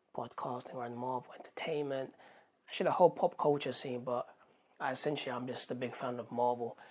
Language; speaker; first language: English; native; English